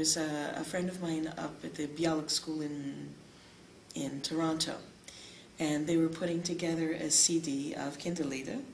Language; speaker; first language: English; native; English